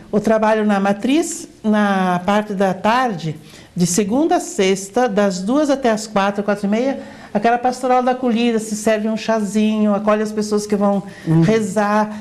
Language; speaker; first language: Portuguese; native; Portuguese